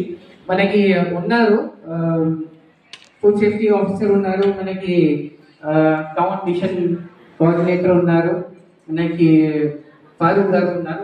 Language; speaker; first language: Telugu; non-native, local second language; Urdu